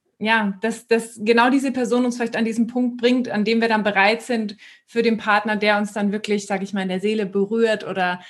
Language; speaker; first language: German; native; German